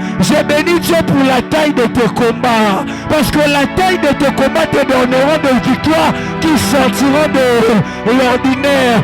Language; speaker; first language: French; non-native, local second language; Lingala